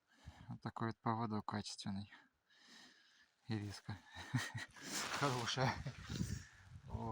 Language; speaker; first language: Russian; native; Russian